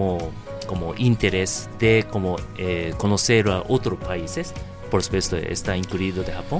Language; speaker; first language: Spanish; non-native, fluent; Japanese